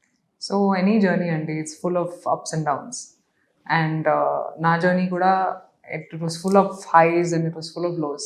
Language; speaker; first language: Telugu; non-native, local second language; Hindi